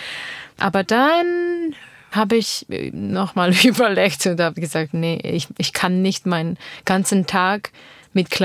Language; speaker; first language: German; non-native, learner; Armenian